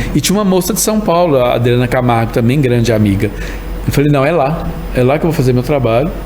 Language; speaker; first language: Portuguese; native; Portuguese